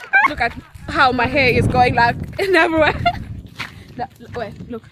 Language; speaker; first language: English; non-native, fluent; French